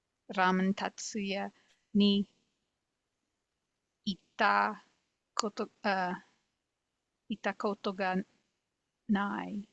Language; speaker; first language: Japanese; non-native, learner; English